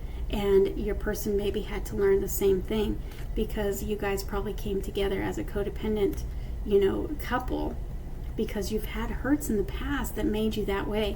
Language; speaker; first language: English; native; English